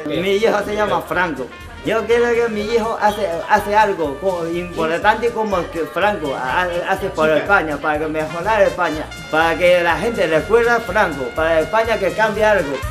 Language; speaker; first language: Spanish; non-native, learner; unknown